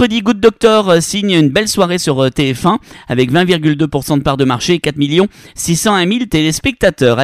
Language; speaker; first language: French; native; French